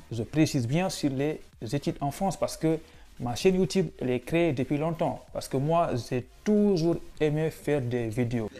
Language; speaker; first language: French; non-native, local second language; Wolof